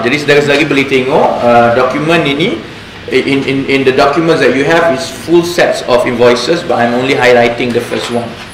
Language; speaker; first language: English; non-native, local second language; Malay